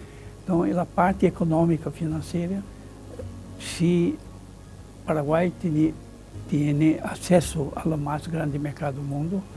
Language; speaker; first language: Spanish; non-native, fluent; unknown